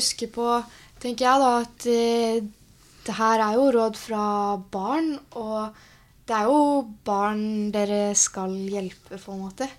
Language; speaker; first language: Norwegian; native; Norwegian